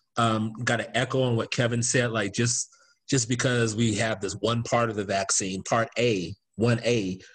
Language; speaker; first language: English; native; English